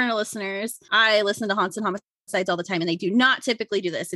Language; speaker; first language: English; native; English